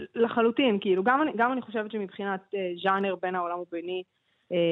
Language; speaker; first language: Hebrew; native; Hebrew